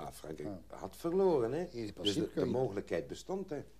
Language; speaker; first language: Dutch; native; Dutch